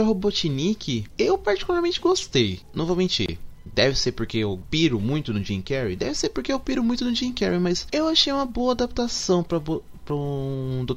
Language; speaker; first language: Portuguese; native; Portuguese